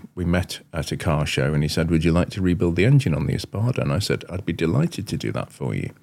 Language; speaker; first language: English; native; English